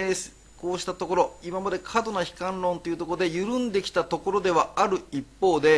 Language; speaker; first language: Japanese; native; Japanese